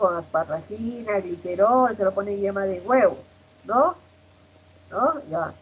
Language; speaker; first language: Spanish; native; Spanish